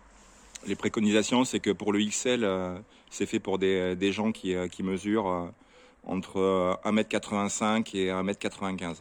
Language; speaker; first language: French; native; French